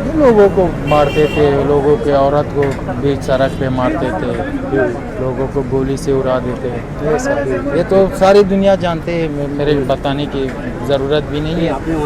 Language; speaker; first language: Hindi; non-native, learner; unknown